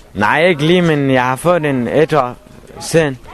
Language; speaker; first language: Danish; non-native, learner; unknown